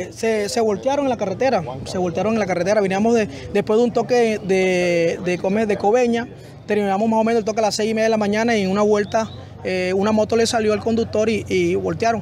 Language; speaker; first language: Spanish; native; Spanish